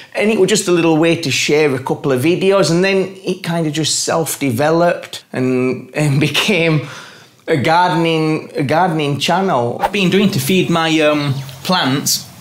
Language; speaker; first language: English; native; English